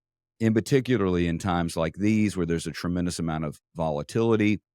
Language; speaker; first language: English; native; English